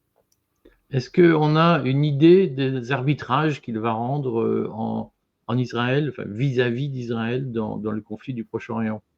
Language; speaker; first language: French; native; French